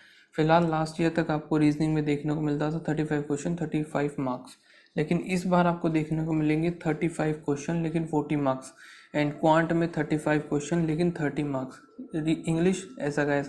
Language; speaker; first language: Hindi; native; Hindi